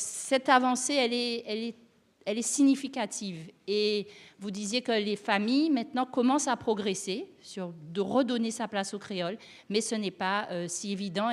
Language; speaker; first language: French; native; French